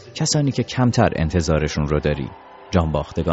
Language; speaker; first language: Persian; native; Persian